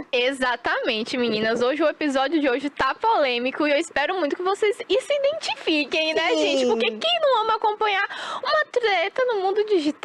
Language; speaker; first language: Portuguese; native; Portuguese